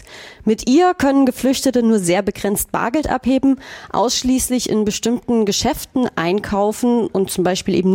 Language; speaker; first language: German; native; German